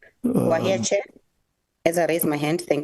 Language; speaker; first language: English; non-native, local second language; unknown